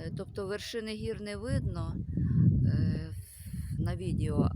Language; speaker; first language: Ukrainian; native; Ukrainian